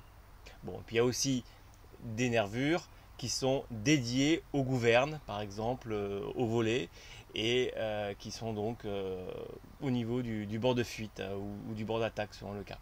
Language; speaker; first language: French; native; French